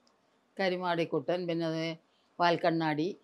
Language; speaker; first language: Malayalam; native; Malayalam